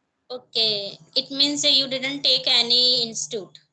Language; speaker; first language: English; non-native, learner; Hindi